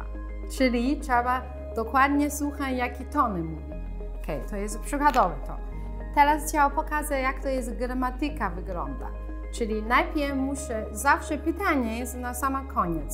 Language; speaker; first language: Polish; non-native, learner; Chinese